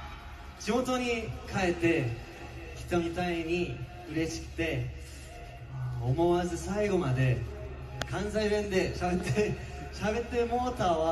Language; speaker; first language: Japanese; non-native, learner; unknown